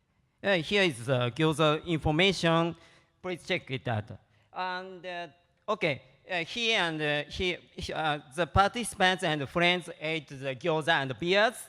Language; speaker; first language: English; non-native, learner; Japanese